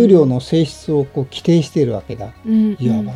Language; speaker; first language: Japanese; native; Japanese